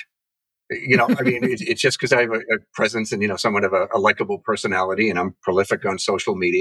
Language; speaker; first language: English; native; English